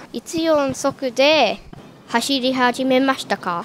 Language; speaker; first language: Japanese; non-native, learner; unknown